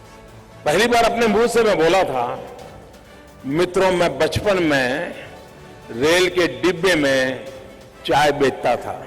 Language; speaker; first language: Hindi; non-native, local second language; Gujarati